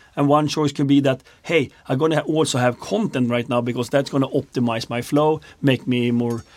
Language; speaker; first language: English; non-native, fluent; Swedish